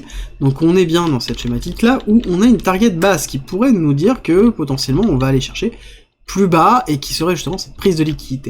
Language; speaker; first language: French; native; French